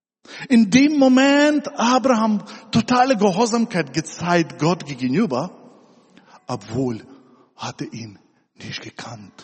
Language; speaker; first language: German; non-native, fluent; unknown